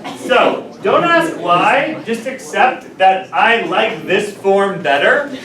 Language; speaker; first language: English; native; English